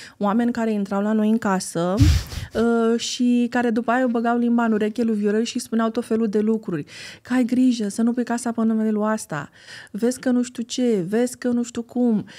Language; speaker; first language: Romanian; native; Romanian